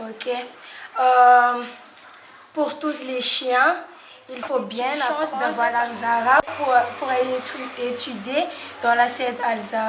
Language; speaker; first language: French; non-native, learner; Malagasy